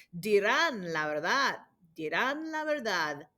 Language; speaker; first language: Spanish; non-native, fluent; English